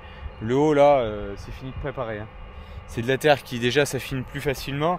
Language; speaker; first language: French; native; French